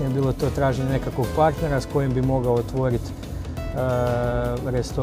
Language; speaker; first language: Croatian; native; Croatian